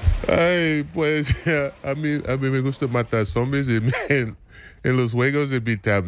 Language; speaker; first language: Spanish; non-native, fluent; English